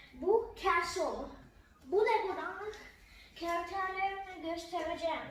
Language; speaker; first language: Turkish; early bilingual, heritage; Turkish